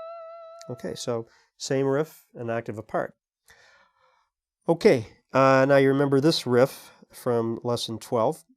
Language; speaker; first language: English; native; English